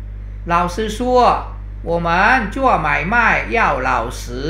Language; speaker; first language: Chinese; non-native, fluent; Thai